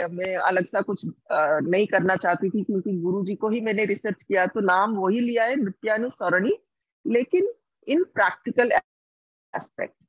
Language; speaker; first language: Hindi; non-native, local second language; Odia